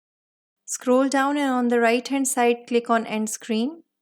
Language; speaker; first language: English; non-native, local second language; Hindi